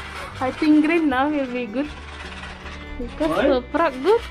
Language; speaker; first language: English; non-native, learner; Indonesian